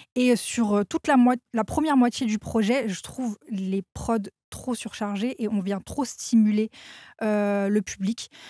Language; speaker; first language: French; native; French